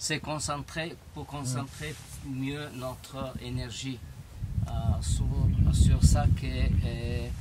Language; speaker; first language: French; non-native, fluent; Italian